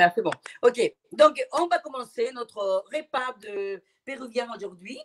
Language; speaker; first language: French; non-native, fluent; Spanish